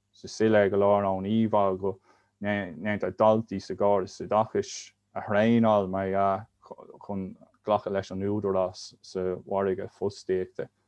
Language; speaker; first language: Irish; native; Irish